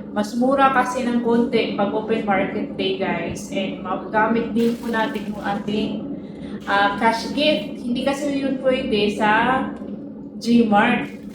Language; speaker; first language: Filipino; non-native, local second language; Cebuano